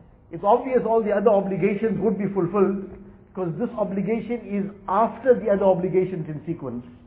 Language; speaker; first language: English; native; English